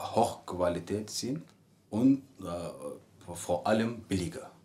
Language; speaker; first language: German; non-native, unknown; Arabic